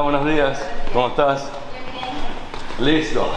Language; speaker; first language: Spanish; non-native, learner; English